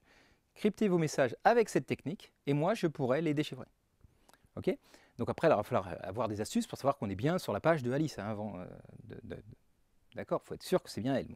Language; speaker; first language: French; native; French